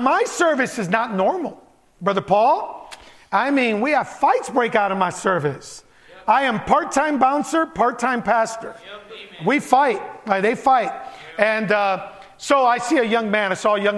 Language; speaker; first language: English; early bilingual, other home language; Spanish